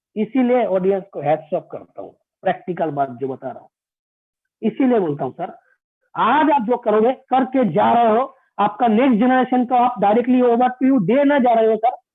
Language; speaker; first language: Hindi; non-native, local second language; Bangla